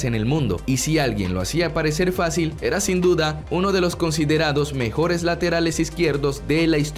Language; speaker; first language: Spanish; native; Spanish